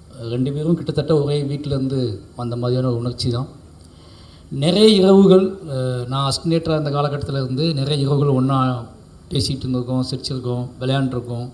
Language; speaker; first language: Tamil; native; Tamil